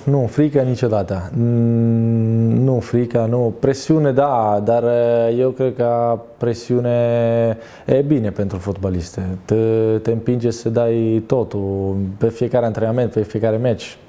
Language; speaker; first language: Romanian; non-native, learner; Italian